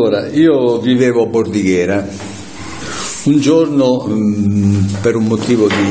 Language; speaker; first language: Italian; native; Italian